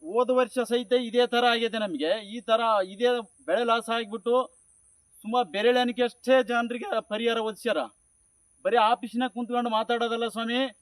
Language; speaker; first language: Kannada; native; Kannada